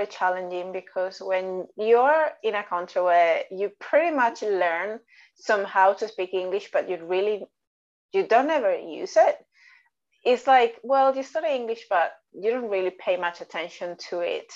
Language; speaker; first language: English; non-native, fluent; Spanish